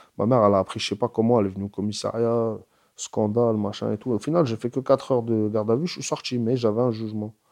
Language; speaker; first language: French; early bilingual, other home language; Arabic